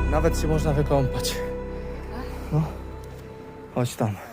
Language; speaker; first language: Polish; native; Polish